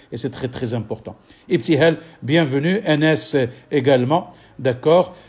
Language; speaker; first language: French; non-native, local second language; Arabic